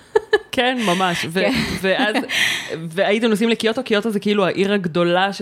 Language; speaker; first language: Hebrew; native; Hebrew